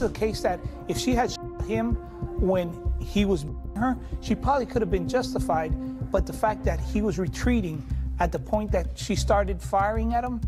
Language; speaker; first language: English; native; English